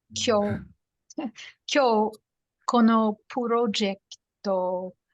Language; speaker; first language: Japanese; non-native, learner; English